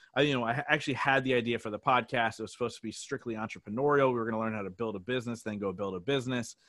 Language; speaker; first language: English; native; English